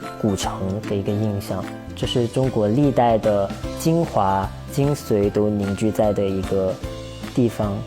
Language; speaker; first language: Chinese; early bilingual, heritage; Chinese